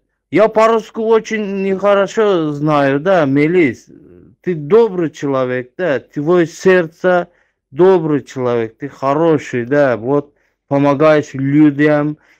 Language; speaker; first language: Russian; non-native, learner; Turkmen